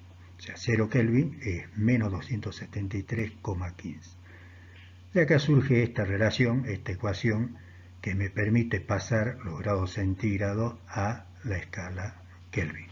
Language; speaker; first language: Spanish; native; Spanish